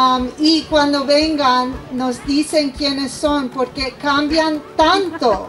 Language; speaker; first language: Spanish; non-native, fluent; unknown